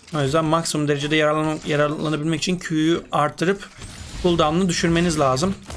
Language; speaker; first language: Turkish; native; Turkish